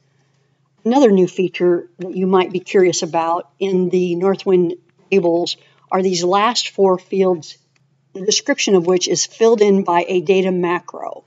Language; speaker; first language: English; native; English